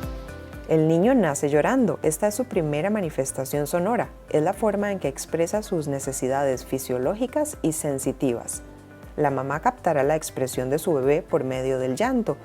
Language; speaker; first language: Spanish; native; Spanish